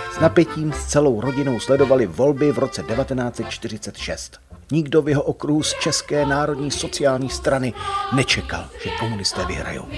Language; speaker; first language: Czech; native; Czech